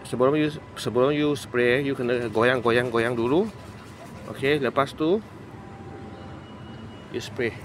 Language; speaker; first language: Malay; non-native, local second language; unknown